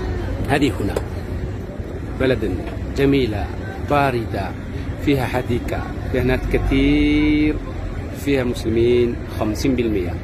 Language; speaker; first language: Arabic; non-native, learner; Amharic